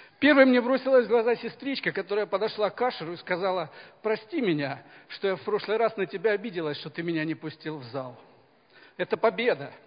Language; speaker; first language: Russian; native; Russian